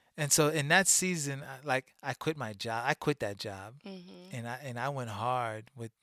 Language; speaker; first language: English; early bilingual, other home language; Haitian Creole